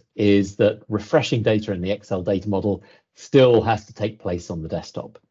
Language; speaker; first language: English; native; English